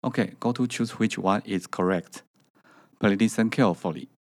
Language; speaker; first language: English; non-native, learner; Chinese